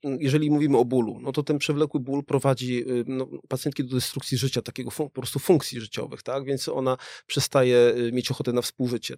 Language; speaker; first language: Polish; native; Polish